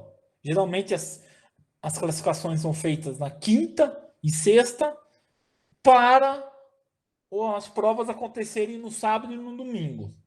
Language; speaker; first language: Portuguese; native; Portuguese